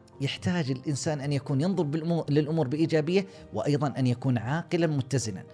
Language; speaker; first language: Arabic; native; Arabic